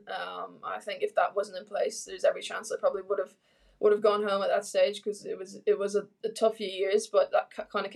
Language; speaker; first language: English; native; English